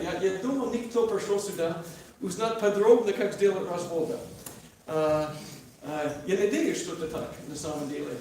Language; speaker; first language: Russian; non-native, learner; English